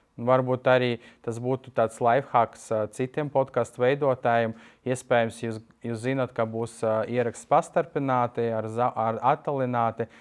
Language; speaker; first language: Latvian; non-native, local second language; Russian